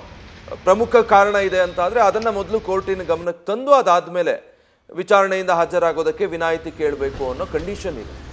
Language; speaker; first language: Kannada; native; Kannada